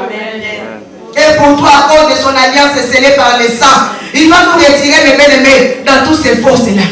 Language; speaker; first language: French; non-native, local second language; Lingala